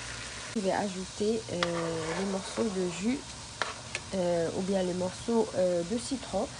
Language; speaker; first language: French; non-native, local second language; Arabic